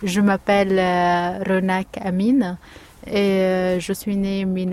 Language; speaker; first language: French; non-native, learner; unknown